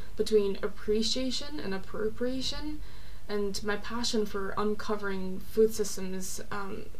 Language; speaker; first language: English; non-native, fluent; Korean